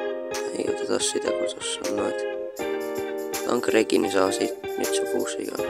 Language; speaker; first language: Finnish; native; Finnish